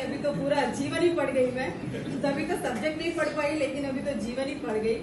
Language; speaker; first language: Hindi; non-native, local second language; Telugu